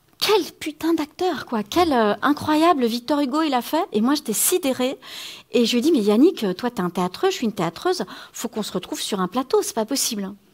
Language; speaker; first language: French; native; French